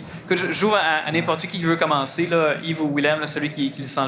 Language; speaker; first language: French; native; French